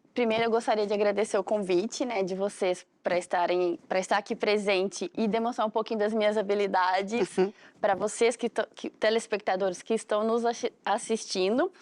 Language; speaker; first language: Portuguese; native; Portuguese